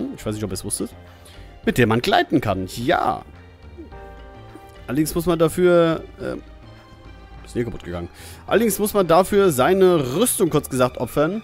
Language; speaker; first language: German; native; German